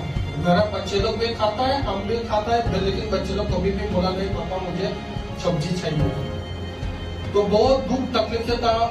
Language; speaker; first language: Hindi; non-native, local second language; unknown